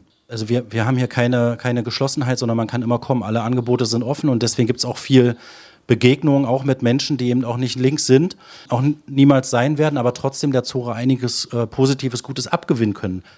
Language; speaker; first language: German; native; German